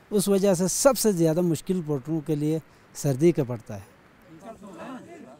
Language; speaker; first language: Urdu; non-native, local second language; Balti